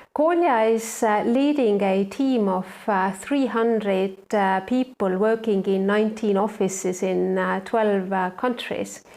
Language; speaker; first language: English; non-native, fluent; Estonian